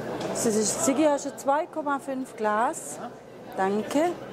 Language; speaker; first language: English; non-native, learner; German